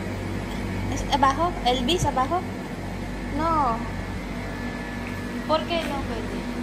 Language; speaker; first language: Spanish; non-native, learner; Filipino